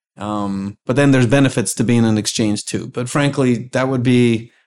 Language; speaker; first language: English; native; English